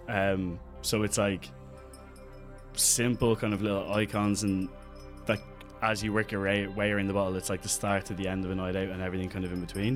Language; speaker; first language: English; native; English